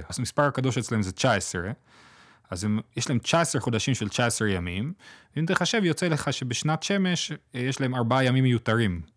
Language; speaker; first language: Hebrew; native; Hebrew